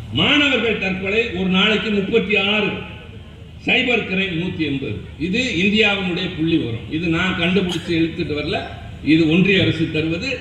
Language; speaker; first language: Tamil; native; Tamil